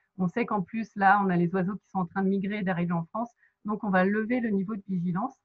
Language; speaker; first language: French; native; French